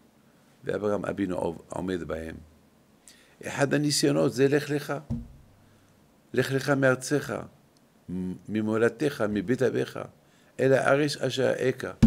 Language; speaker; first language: Hebrew; non-native, fluent; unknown